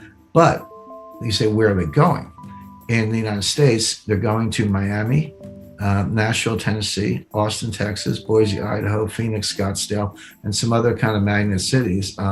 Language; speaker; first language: English; native; English